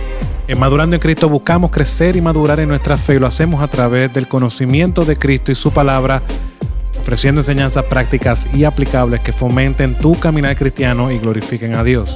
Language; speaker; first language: Spanish; native; Spanish